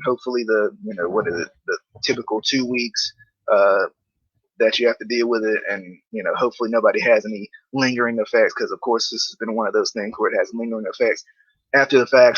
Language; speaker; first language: English; native; English